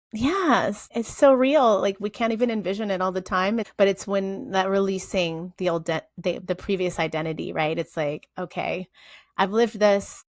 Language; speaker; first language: English; native; English